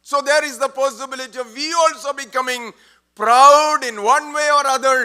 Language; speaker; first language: English; non-native, local second language; Malayalam